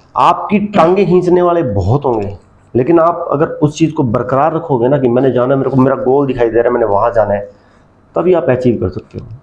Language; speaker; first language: Hindi; non-native, local second language; Punjabi